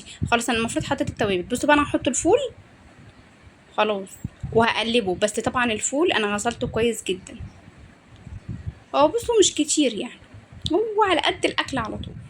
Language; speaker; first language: Arabic; native; Arabic